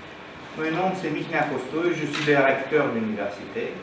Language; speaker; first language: French; non-native, learner; Romanian